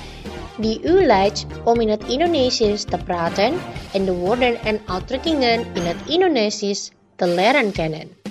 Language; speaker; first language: Dutch; non-native, fluent; Indonesian